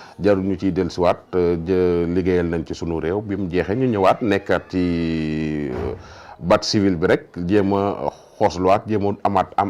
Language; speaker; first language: Wolof; native; Wolof